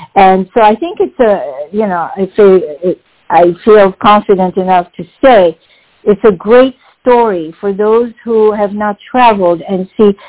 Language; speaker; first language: English; non-native, fluent; French